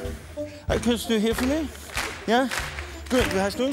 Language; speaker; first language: German; non-native, learner; Swedish